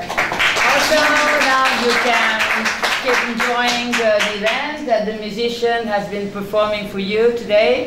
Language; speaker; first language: English; non-native, learner; Catalan